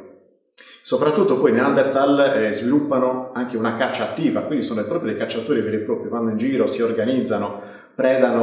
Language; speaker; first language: Italian; native; Italian